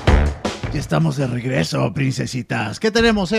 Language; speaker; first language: Spanish; native; Spanish